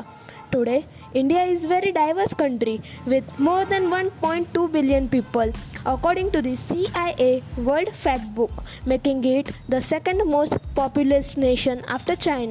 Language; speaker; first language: English; non-native, local second language; Marathi